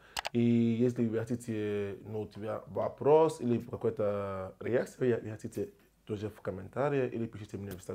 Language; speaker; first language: Russian; non-native, learner; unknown